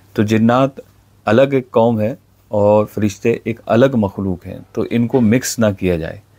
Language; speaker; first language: Urdu; native; Urdu